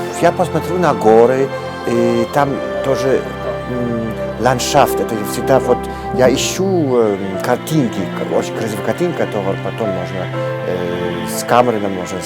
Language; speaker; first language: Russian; non-native, learner; Polish